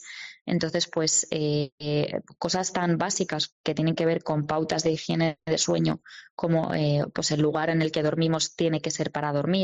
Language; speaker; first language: Spanish; native; Spanish